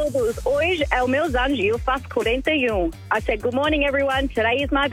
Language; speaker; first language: English; native; English